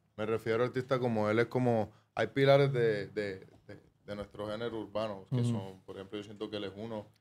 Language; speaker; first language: Spanish; native; Spanish